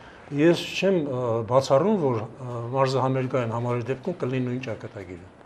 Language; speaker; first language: Armenian; native; Armenian